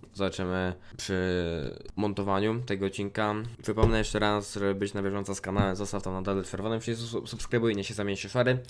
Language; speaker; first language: Polish; native; Polish